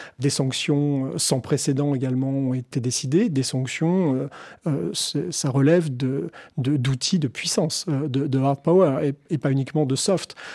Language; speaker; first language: French; native; French